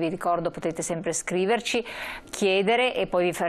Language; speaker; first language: Italian; native; Italian